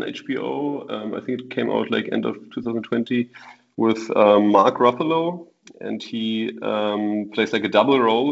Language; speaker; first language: English; non-native, fluent; German